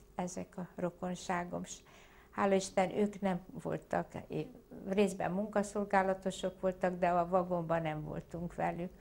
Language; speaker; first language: Hungarian; native; Hungarian